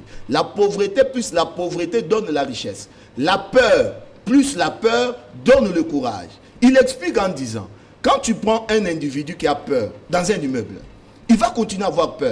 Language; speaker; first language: French; non-native, local second language; Lingala